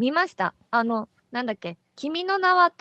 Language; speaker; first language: Japanese; native; Japanese